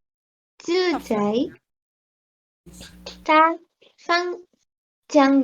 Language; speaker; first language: Chinese; non-native, learner; Portuguese